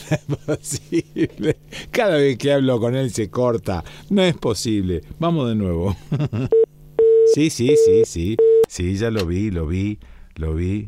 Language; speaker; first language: Spanish; native; Spanish